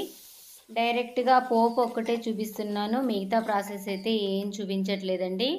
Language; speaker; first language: Telugu; native; Telugu